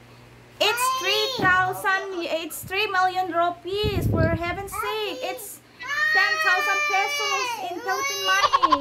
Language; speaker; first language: English; non-native, local second language; Filipino